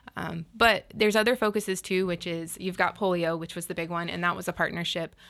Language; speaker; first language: English; native; English